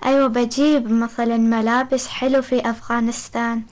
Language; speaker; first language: Arabic; non-native, learner; Persian